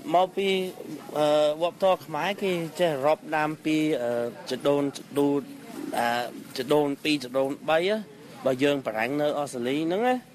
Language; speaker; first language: Khmer; non-native, fluent; English